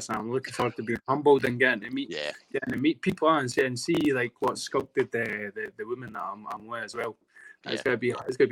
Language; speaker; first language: English; native; English